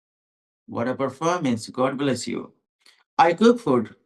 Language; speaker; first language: English; non-native, local second language; Hindi